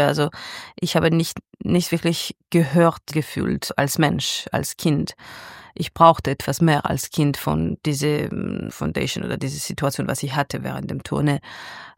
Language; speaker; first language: German; non-native, fluent; Georgian